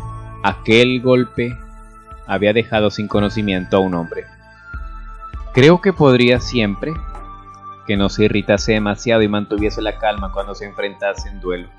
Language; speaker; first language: Spanish; native; Spanish